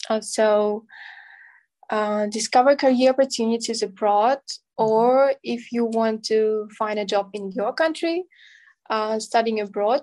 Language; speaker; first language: English; non-native, fluent; Kazakh